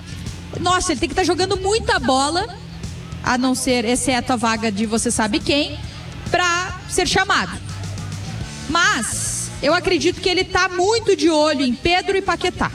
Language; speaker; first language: Portuguese; native; Portuguese